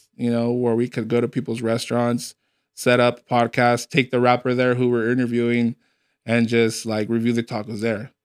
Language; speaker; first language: English; native; English